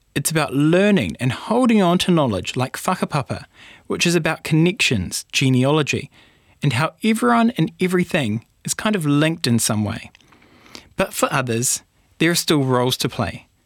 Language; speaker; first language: English; native; English